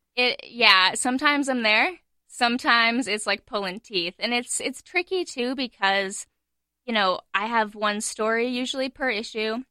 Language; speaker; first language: English; native; English